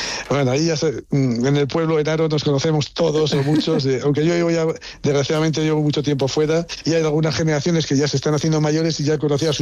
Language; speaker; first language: Spanish; native; Spanish